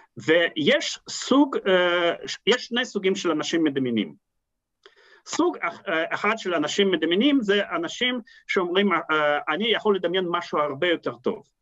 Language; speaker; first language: Hebrew; non-native, fluent; Russian